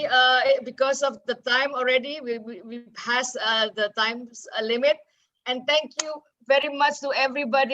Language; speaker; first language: English; non-native, fluent; Indonesian